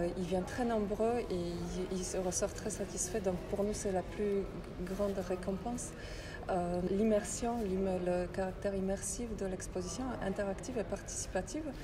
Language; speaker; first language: French; non-native, fluent; Polish